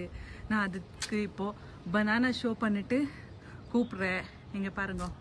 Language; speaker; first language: Tamil; non-native, local second language; Urdu